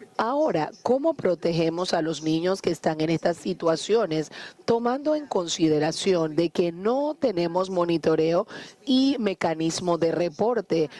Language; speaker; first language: Spanish; non-native, fluent; Haitian Creole